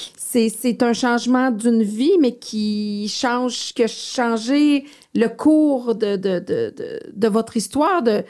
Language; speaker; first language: French; native; French